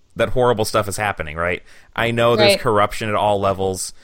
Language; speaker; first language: English; native; English